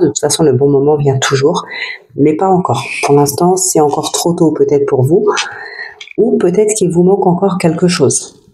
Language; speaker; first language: French; native; French